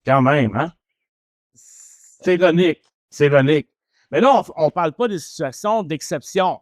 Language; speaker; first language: French; native; French